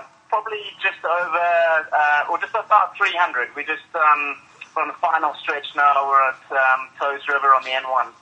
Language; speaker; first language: English; non-native, fluent; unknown